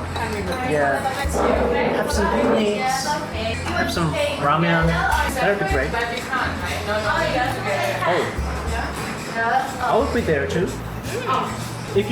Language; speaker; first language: English; non-native, learner; Korean